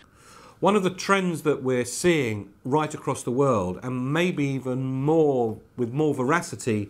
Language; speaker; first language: English; native; English